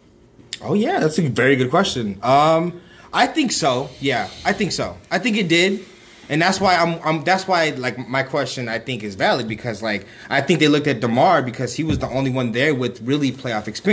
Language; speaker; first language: English; native; English